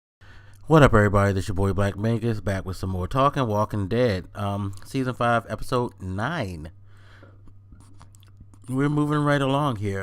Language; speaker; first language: English; native; English